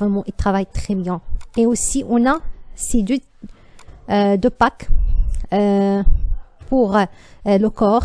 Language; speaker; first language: French; non-native, learner; Arabic